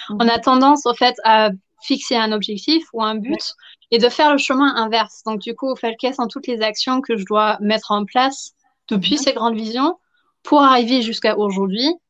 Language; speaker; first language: French; non-native, fluent; German